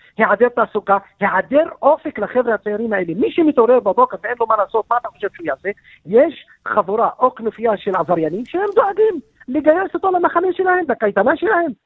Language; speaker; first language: Hebrew; non-native, local second language; Arabic